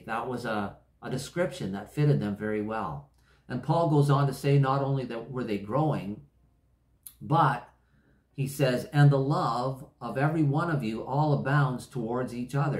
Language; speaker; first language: English; native; English